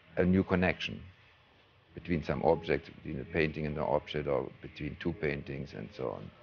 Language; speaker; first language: English; non-native, fluent; German